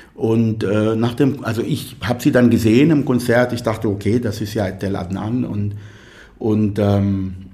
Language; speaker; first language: German; non-native, fluent; Arabic